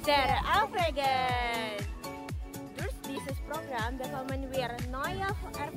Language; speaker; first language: German; non-native, learner; Indonesian